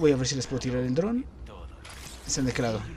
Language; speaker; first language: Spanish; native; Spanish